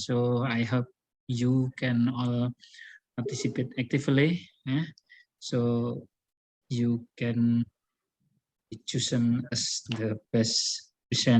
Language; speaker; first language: English; non-native, learner; Indonesian